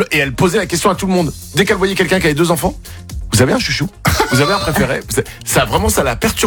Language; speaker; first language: French; native; French